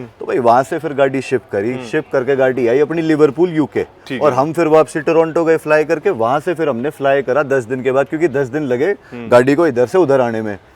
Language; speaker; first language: Hindi; native; Hindi